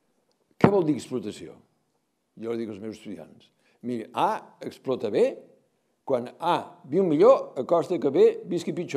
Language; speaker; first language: Catalan; native; Catalan